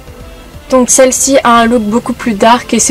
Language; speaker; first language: French; native; French